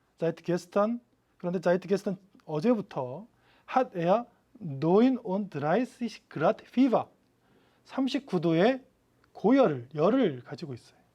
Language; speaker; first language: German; non-native, fluent; Korean